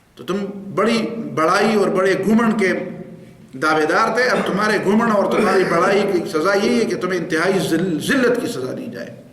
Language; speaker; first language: Urdu; non-native, local second language; Pashto